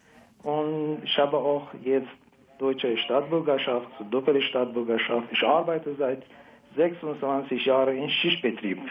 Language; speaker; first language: German; non-native, fluent; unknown